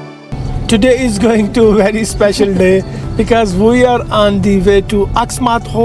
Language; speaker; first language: English; non-native, learner; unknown